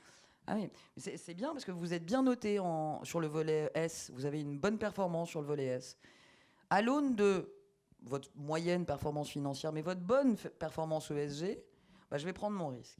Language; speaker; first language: French; native; French